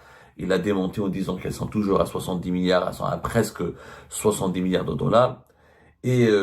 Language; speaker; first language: French; non-native, local second language; Arabic